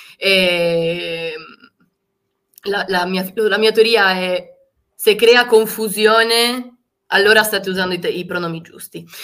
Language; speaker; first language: Italian; early bilingual, other home language; Spanish